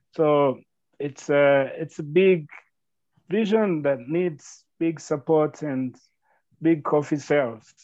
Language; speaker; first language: English; non-native, local second language; Kinyarwanda